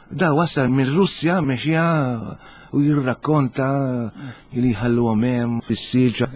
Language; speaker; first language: Maltese; early bilingual, heritage; Italian